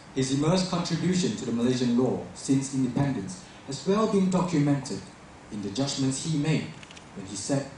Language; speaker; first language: English; non-native, local second language; Malay